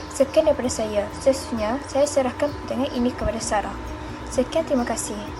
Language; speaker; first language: Malay; native; Malay